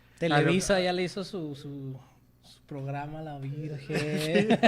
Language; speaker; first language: Spanish; native; Spanish